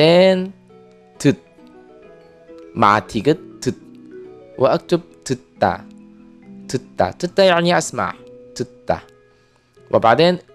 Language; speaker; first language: Arabic; non-native, fluent; Korean